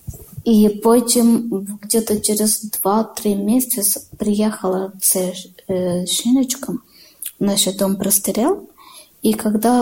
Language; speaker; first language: Ukrainian; non-native, learner; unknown